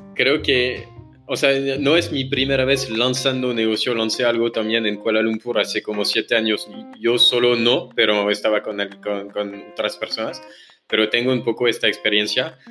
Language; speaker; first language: Spanish; non-native, fluent; French